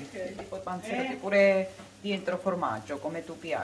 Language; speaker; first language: Italian; non-native, learner; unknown